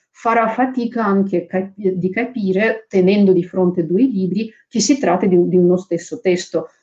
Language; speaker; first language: Italian; non-native, fluent; Russian